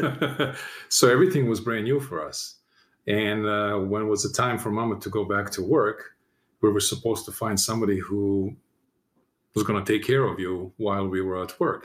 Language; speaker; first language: English; non-native, fluent; Serbian